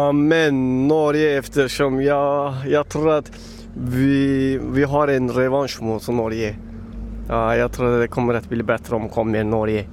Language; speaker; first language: Swedish; non-native, learner; Turkish